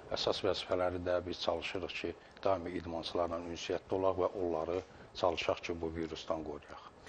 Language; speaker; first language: Azerbaijani; native; Azerbaijani